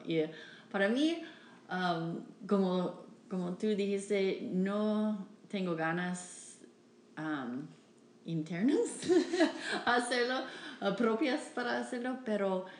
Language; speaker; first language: Spanish; non-native, learner; English